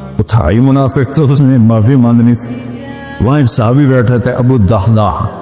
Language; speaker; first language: Urdu; non-native, local second language; Punjabi